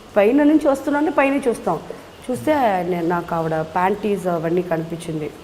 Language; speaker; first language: Telugu; native; Telugu